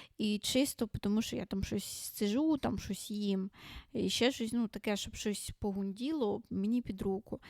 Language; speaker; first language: Ukrainian; non-native, local second language; Russian